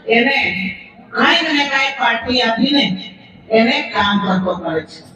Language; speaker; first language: Gujarati; non-native, local second language; Rathawi